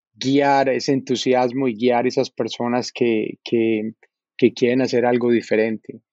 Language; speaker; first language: Spanish; native; Spanish